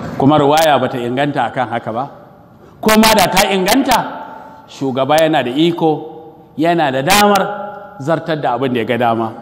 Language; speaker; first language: Hausa; non-native, local second language; Kanuri